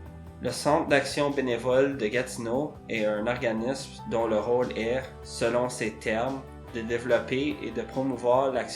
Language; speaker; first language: French; native; French